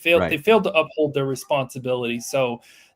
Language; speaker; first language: English; native; English